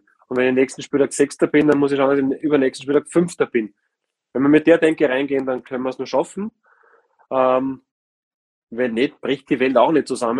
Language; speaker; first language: German; native; German